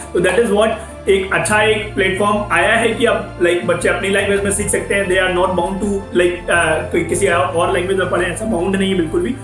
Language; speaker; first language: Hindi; native; Hindi